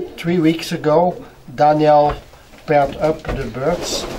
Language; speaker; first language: English; non-native, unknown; Dutch